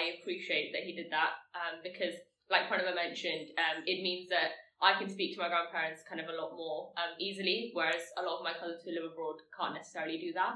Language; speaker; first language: English; non-native, local second language; Tamil